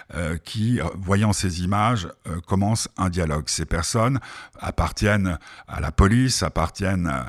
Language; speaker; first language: French; native; French